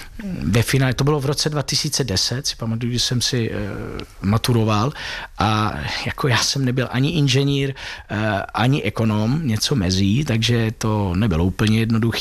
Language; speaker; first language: Czech; early bilingual, heritage; Italian